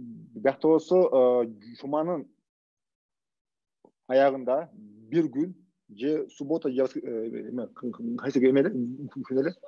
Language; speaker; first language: Kyrgyz; non-native, local second language; Russian